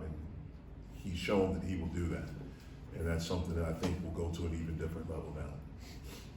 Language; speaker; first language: English; native; English